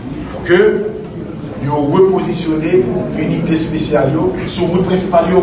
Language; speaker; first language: French; non-native, local second language; Haitian Creole